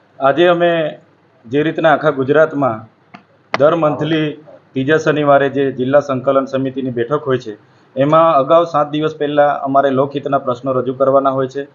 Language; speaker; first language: Gujarati; non-native, local second language; Vasavi